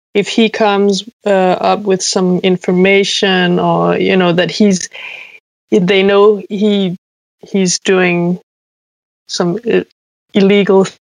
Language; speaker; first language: English; non-native, fluent; Danish